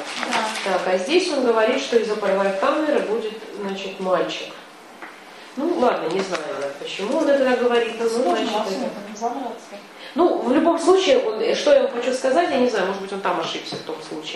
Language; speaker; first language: Russian; native; Russian